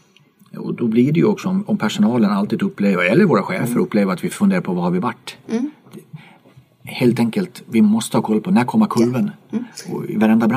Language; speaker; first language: Swedish; native; Swedish